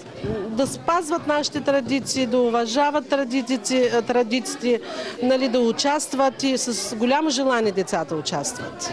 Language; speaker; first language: Bulgarian; non-native, local second language; Armenian